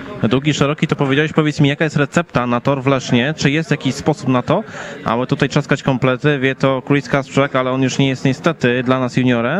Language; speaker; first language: Polish; native; Polish